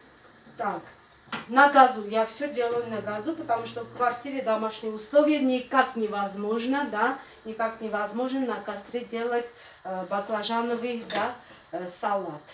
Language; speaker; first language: Russian; non-native, fluent; Armenian